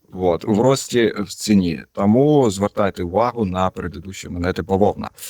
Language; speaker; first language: Ukrainian; non-native, local second language; Russian